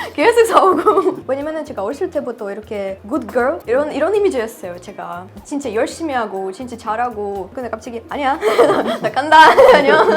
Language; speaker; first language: Korean; non-native, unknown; Russian